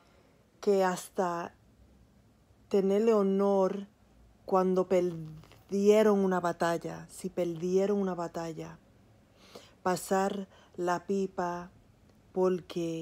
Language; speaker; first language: Spanish; early bilingual, heritage; Spanish